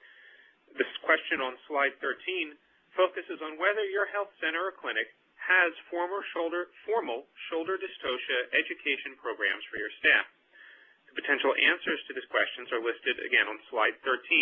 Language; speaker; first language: English; native; English